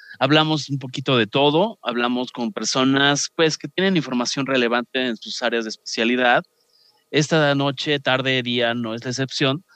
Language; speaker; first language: Spanish; native; Spanish